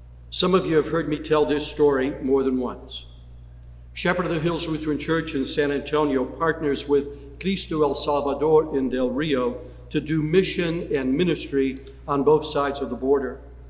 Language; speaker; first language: English; native; English